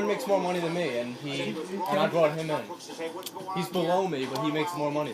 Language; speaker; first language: English; native; English